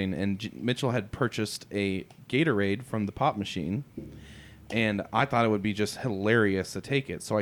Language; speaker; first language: English; native; English